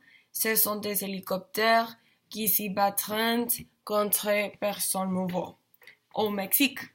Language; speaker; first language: French; non-native, learner; Spanish